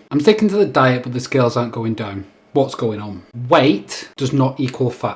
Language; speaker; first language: English; native; English